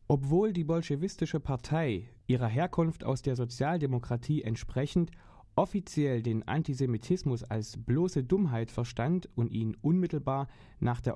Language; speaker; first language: German; native; German